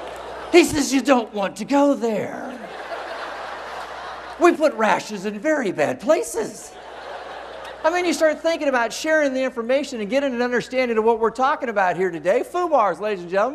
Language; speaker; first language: English; native; English